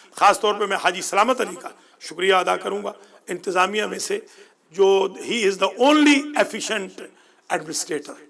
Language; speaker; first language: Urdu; non-native, local second language; Punjabi